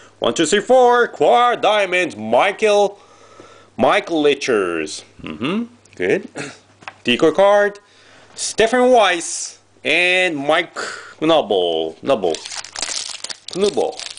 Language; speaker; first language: English; non-native, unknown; Japanese